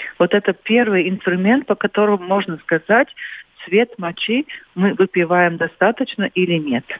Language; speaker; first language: Russian; non-native, local second language; Latvian